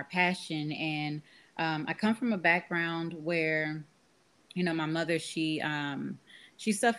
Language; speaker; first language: English; native; English